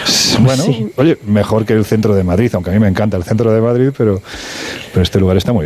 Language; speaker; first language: Spanish; native; Spanish